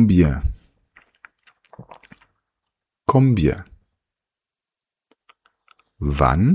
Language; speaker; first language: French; non-native, fluent; German